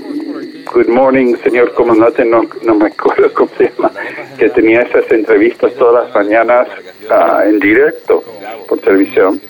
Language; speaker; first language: Spanish; non-native, fluent; English